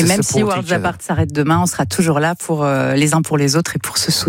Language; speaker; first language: French; native; French